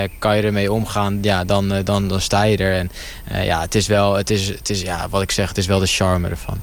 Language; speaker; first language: Dutch; native; Dutch